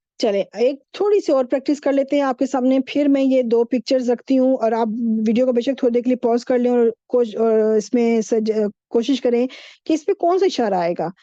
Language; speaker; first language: Urdu; native; Urdu